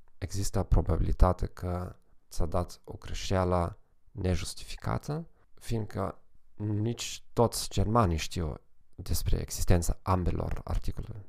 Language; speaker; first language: Romanian; non-native, fluent; German